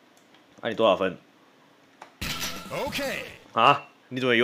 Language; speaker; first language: Chinese; native; Chinese